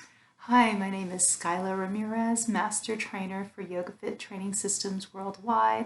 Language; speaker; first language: English; native; English